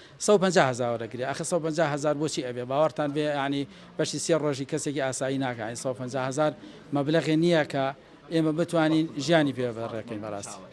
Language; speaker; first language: Central Kurdish; native; Central Kurdish